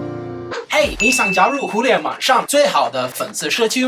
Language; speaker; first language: Chinese; non-native, fluent; English